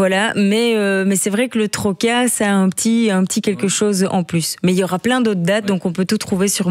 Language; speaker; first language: French; native; French